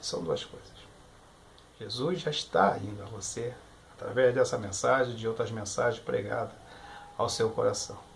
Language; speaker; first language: Portuguese; native; Portuguese